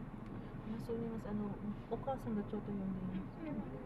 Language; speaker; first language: Japanese; non-native, learner; Filipino